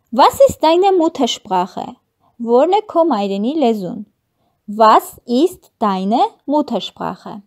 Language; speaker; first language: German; non-native, fluent; Armenian